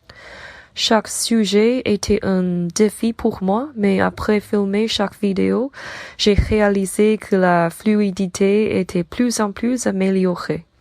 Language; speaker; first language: French; non-native, learner; Chinese